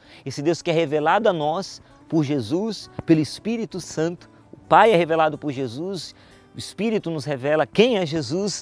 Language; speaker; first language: Portuguese; native; Portuguese